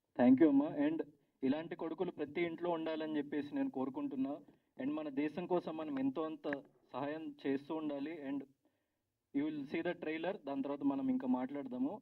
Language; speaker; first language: Telugu; native; Telugu